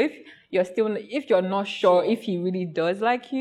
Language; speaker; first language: English; non-native, local second language; Igbo